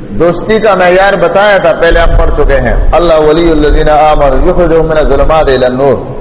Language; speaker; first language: Urdu; non-native, local second language; Pashto